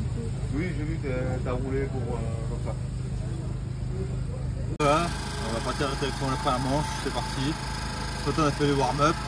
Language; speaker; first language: French; native; French